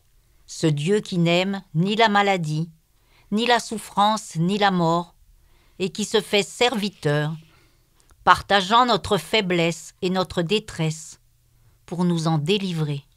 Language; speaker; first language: French; native; French